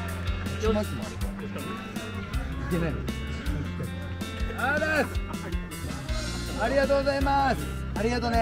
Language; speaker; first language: Japanese; native; Japanese